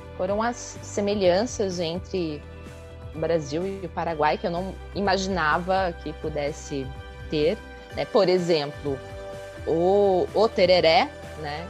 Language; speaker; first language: Portuguese; native; Portuguese